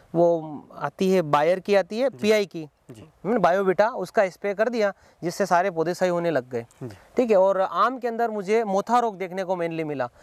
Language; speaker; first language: Hindi; native; Hindi